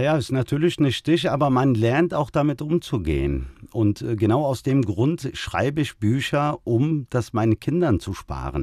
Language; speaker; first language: German; early bilingual, other home language; Turkish